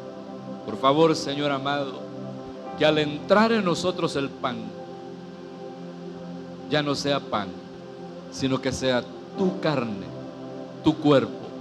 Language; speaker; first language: Spanish; native; Spanish